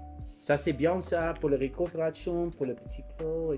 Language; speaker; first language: French; non-native, learner; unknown